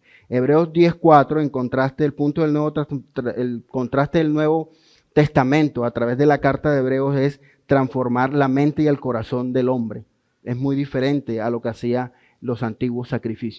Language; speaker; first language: Spanish; native; Spanish